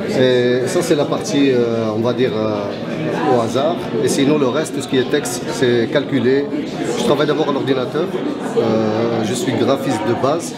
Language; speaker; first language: French; non-native, local second language; Arabic